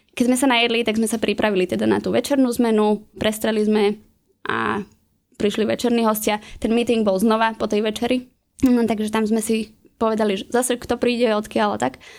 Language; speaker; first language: Slovak; native; Slovak